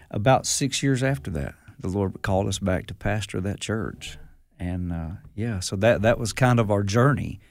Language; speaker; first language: English; native; English